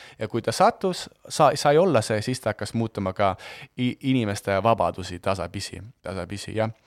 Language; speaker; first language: Estonian; non-native, local second language; Russian